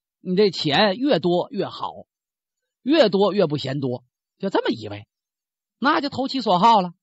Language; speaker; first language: Chinese; native; Chinese